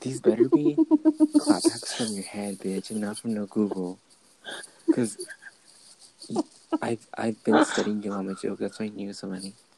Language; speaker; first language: English; early bilingual, other home language; Spanish